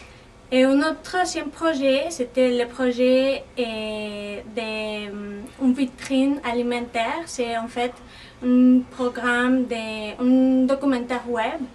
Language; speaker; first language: French; non-native, fluent; Spanish